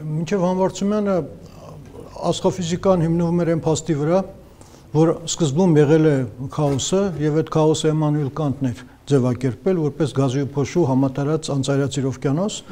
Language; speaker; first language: Armenian; native; Armenian